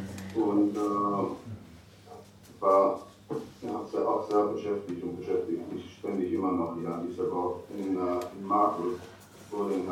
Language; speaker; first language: German; non-native, fluent; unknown